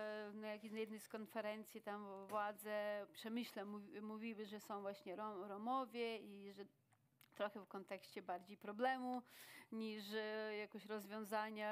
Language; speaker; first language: Polish; non-native, fluent; Ukrainian